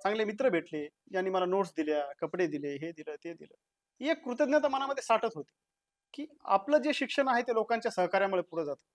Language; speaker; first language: Marathi; native; Marathi